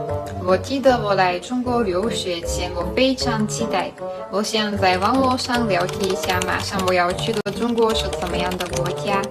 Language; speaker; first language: Chinese; non-native, fluent; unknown